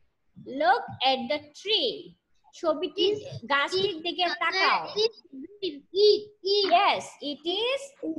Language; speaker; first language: English; non-native, learner; Bangla